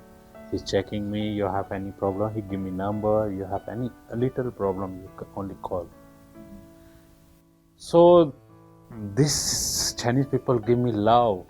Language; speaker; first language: English; non-native, learner; Urdu